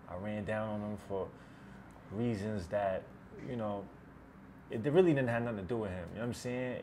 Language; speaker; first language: English; native; English